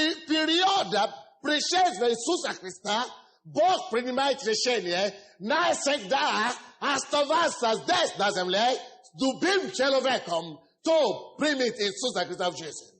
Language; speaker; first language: Russian; non-native, fluent; Yoruba